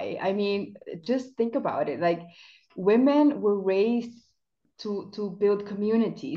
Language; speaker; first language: English; non-native, fluent; Spanish